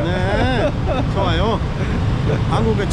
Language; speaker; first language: Korean; non-native, learner; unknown